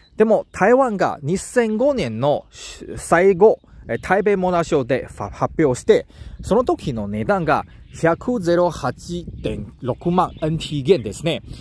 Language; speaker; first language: Japanese; non-native, learner; Chinese